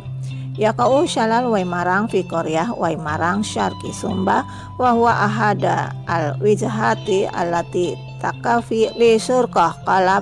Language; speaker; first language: Arabic; non-native, fluent; Indonesian